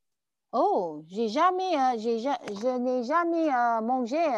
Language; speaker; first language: French; non-native, learner; Chinese